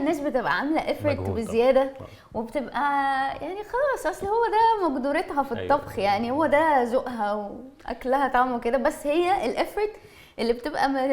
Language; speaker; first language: Arabic; native; Arabic